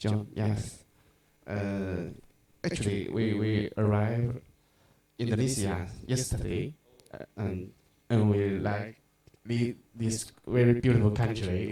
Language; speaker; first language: English; non-native, learner; Chinese